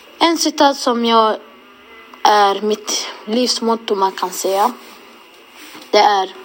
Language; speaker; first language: Swedish; non-native, local second language; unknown